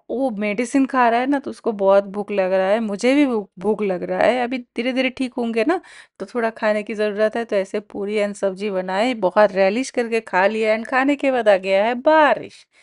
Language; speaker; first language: Hindi; non-native, local second language; Bangla